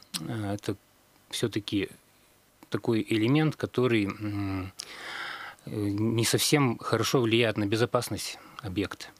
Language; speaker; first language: Russian; native; Russian